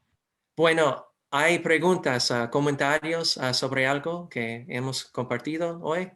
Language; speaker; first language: Spanish; non-native, fluent; English